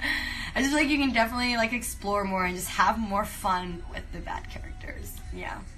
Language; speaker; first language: English; early bilingual, heritage; Spanish